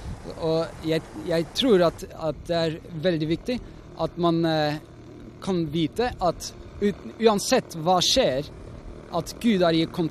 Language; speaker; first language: Norwegian; non-native, fluent; Swiss German